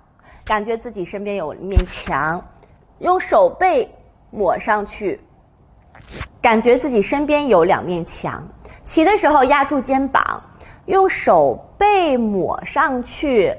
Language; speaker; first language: Chinese; native; Chinese